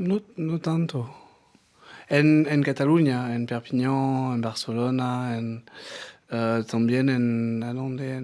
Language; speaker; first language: Spanish; non-native, learner; French